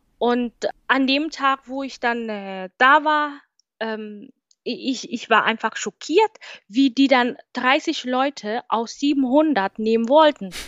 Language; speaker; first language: German; non-native, fluent; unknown